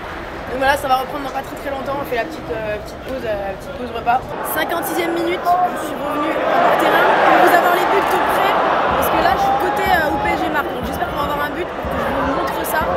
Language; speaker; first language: French; native; French